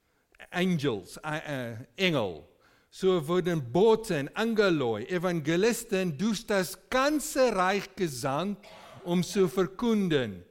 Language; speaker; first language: German; non-native, fluent; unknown